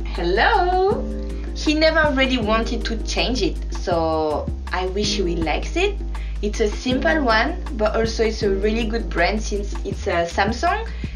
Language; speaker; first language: English; non-native, fluent; Korean